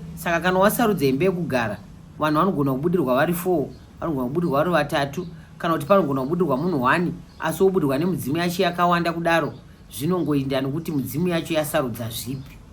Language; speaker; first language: Shona; native; Shona